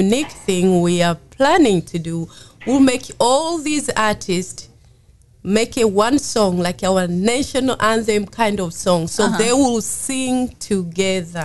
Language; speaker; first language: English; non-native, local second language; Swahili